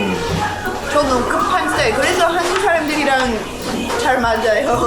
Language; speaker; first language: Korean; non-native, learner; English